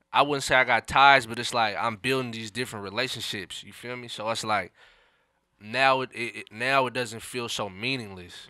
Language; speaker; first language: English; native; English